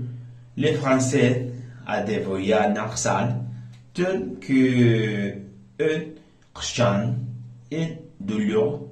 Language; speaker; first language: French; non-native, learner; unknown